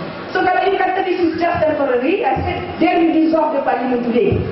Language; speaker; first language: English; non-native, local second language; Malay